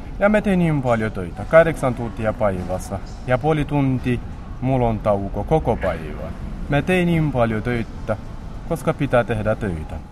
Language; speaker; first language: Finnish; non-native, learner; Romany